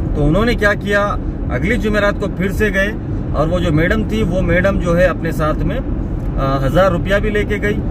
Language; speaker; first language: Hindi; native; Hindi